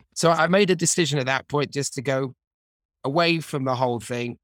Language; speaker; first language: English; native; English